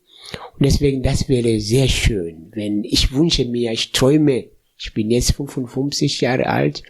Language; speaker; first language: German; non-native, fluent; Swahili